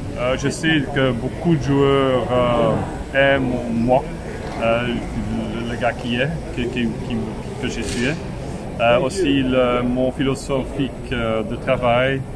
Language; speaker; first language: French; non-native, local second language; Dutch